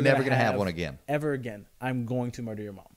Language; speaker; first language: English; native; English